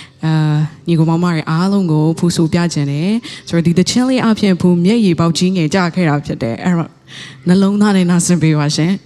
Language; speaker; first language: Burmese; non-native, local second language; Tedim Chin